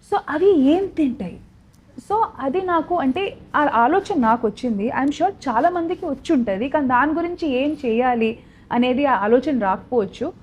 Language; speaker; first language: Telugu; non-native, local second language; Odia